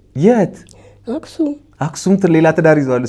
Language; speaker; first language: Amharic; native; Amharic